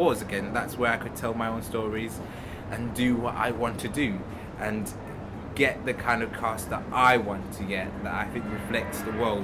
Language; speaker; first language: English; native; English